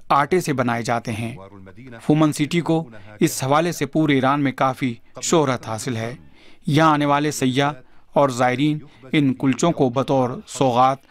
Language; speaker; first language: Urdu; native; Urdu